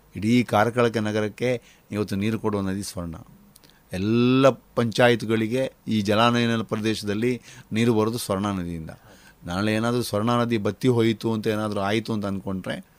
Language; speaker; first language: Kannada; non-native, local second language; Konkani